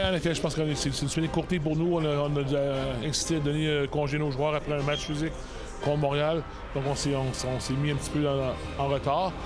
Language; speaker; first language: French; native; French